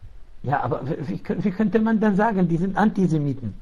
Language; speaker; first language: German; non-native, local second language; Arabic